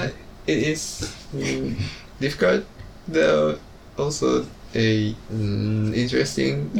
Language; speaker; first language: English; non-native, learner; Japanese